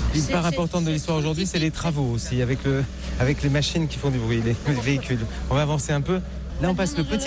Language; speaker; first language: French; native; French